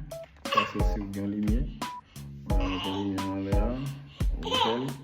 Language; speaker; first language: French; non-native, learner; Haitian Creole